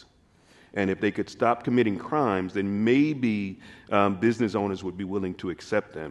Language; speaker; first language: English; native; English